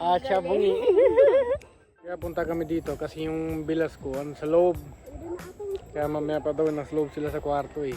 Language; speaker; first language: Filipino; non-native, learner; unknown